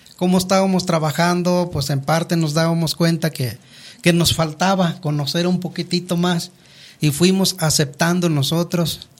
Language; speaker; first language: Spanish; non-native, local second language; Nahuatl languages